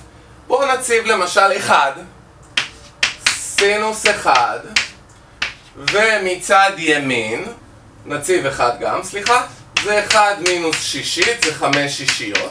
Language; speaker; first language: Hebrew; native; Hebrew